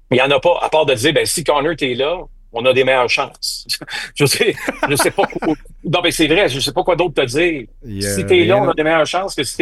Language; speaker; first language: French; native; French